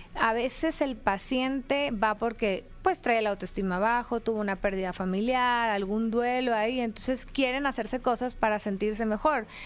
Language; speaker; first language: Spanish; native; Spanish